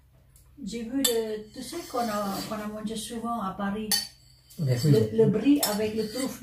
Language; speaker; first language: French; non-native, learner; Indonesian